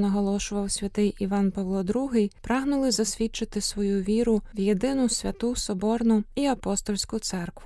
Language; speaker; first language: Ukrainian; native; Ukrainian